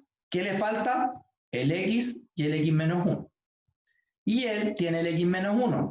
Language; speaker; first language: Spanish; native; Spanish